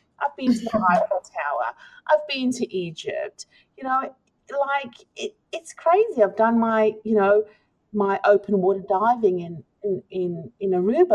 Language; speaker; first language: English; native; English